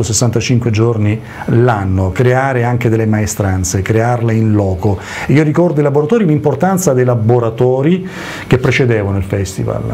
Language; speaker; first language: Italian; native; Italian